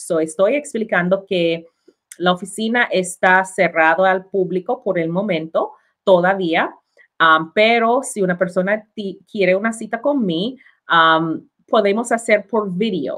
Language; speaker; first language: Spanish; non-native, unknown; English